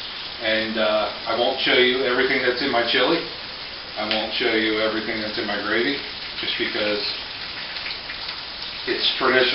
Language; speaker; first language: English; native; English